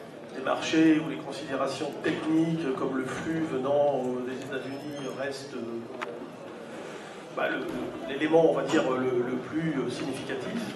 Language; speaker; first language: French; native; French